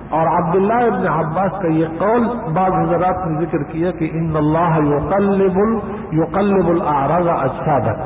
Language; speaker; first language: Urdu; non-native, local second language; Pashto